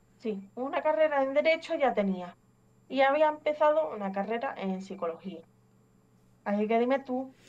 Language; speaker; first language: Spanish; early bilingual, other home language; English